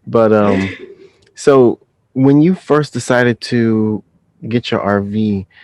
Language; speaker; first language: English; native; English